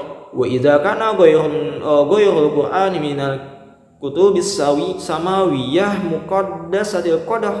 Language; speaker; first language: Arabic; non-native, learner; Indonesian